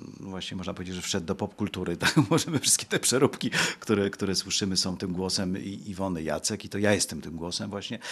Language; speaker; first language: Polish; native; Polish